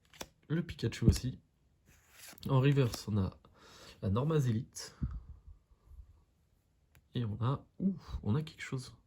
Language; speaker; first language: French; native; French